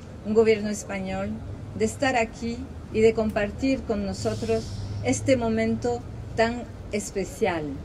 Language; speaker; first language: Spanish; early bilingual, heritage; Spanish